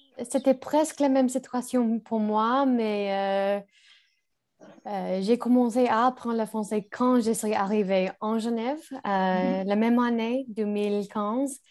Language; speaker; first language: French; non-native, learner; English